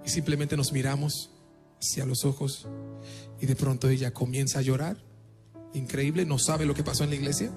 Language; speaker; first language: Spanish; non-native, fluent; Haitian Creole